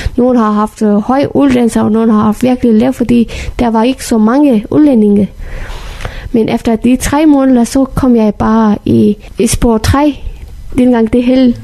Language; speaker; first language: Danish; non-native, fluent; Persian